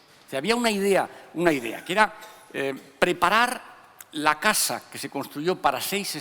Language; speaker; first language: Spanish; native; Spanish